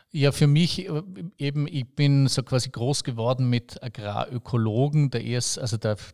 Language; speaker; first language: German; native; German